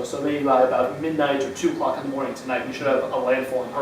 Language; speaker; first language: English; native; English